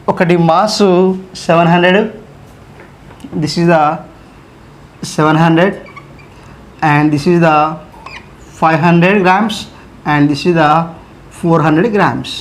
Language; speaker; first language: English; non-native, local second language; Telugu